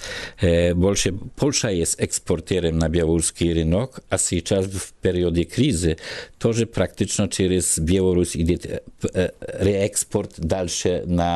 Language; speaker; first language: Russian; non-native, learner; Polish